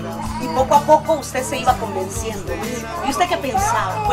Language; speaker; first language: Spanish; native; Spanish